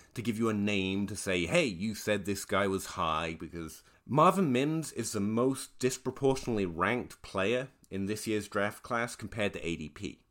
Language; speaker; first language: English; native; English